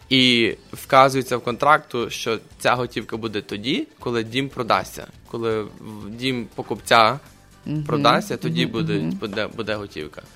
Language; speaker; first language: Ukrainian; native; Ukrainian